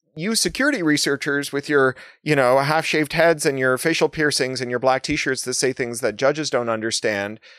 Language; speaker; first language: English; native; English